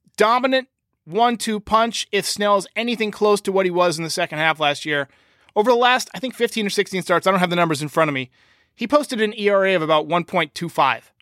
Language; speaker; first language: English; native; English